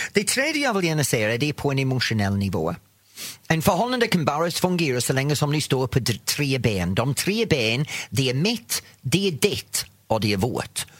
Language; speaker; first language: Swedish; non-native, fluent; English